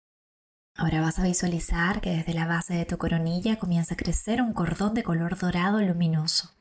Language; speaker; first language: Spanish; native; Spanish